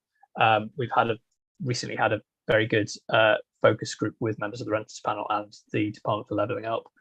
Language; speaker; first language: English; native; English